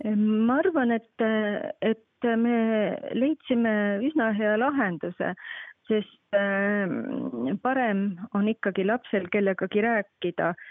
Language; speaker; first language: Estonian; native; Estonian